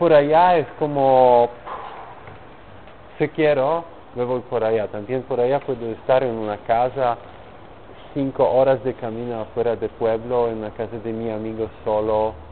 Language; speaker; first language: Spanish; non-native, learner; Polish